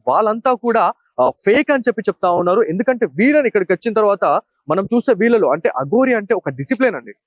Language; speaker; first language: Telugu; native; Telugu